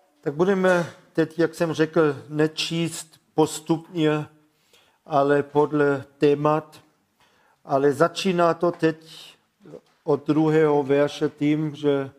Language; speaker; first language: Czech; non-native, fluent; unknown